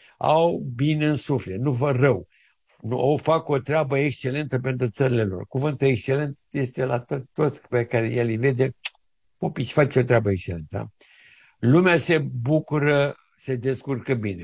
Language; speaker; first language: Romanian; native; Romanian